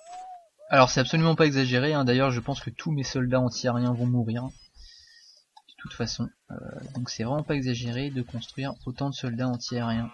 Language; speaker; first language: French; native; French